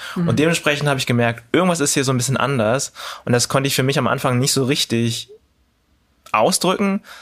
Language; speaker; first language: German; early bilingual, other home language; Cantonese